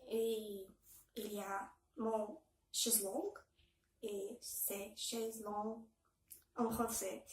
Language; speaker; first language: French; non-native, learner; Belarusian